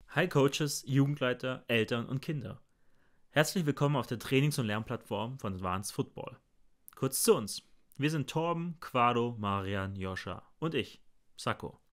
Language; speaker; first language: German; early bilingual, other home language; Bosnian